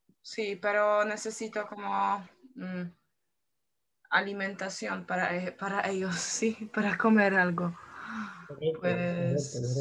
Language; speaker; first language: Spanish; non-native, learner; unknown